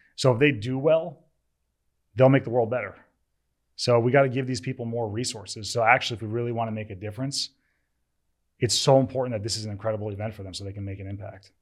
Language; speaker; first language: English; early bilingual, other home language; Turkish